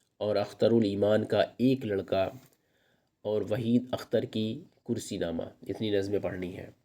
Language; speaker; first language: Urdu; native; Urdu